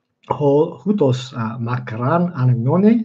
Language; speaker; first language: Greek; non-native, fluent; English